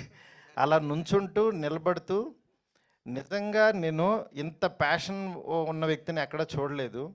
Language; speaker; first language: Telugu; native; Telugu